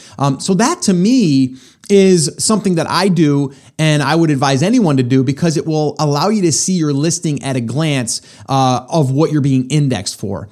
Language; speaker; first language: English; native; English